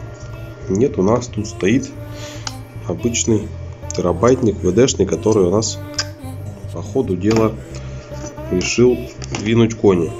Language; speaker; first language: Russian; native; Russian